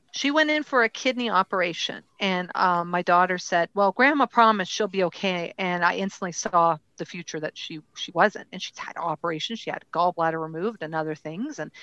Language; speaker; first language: English; native; English